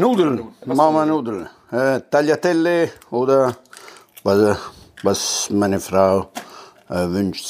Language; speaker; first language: German; non-native, learner; Italian